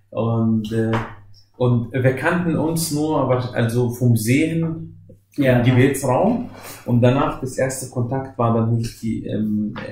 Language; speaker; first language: German; non-native, fluent; Arabic